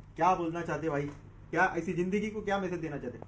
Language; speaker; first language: Hindi; non-native, local second language; Urdu